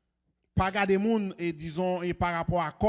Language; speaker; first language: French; non-native, local second language; Haitian Creole